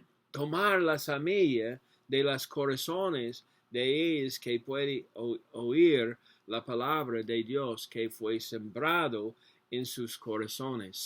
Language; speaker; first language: Spanish; non-native, learner; English